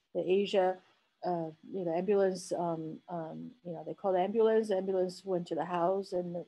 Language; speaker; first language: English; non-native, fluent; Chinese